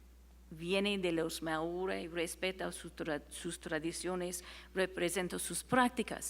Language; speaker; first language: Spanish; non-native, fluent; English